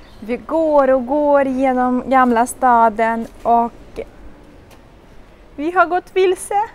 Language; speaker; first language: Swedish; non-native, fluent; Russian